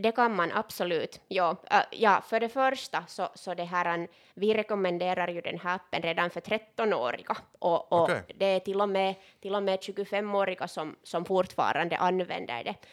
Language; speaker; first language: Swedish; non-native, local second language; Finnish